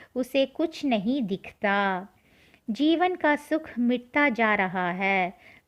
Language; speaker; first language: Hindi; non-native, local second language; Tamil